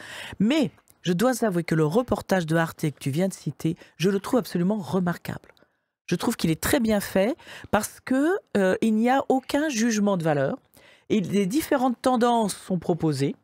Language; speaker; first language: French; native; French